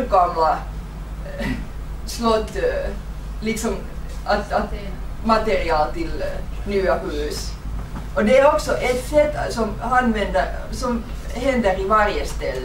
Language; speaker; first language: Swedish; non-native, fluent; Finnish